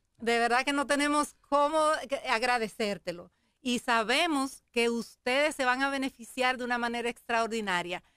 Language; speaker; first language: Spanish; native; Spanish